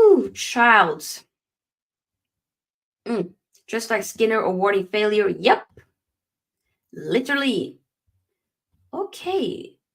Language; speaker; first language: English; native; English